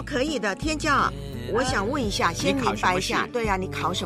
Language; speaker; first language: Chinese; native; Chinese